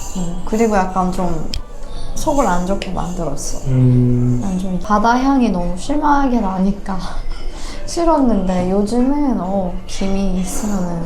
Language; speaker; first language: Korean; non-native, fluent; Persian